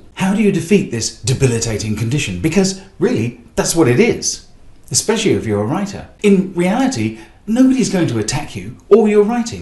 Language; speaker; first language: English; native; English